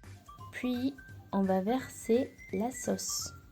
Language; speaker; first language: French; non-native, fluent; Spanish